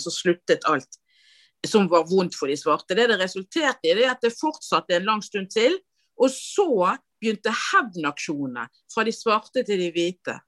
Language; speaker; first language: Norwegian; native; Norwegian